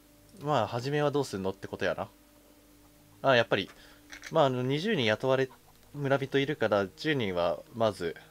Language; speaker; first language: Japanese; native; Japanese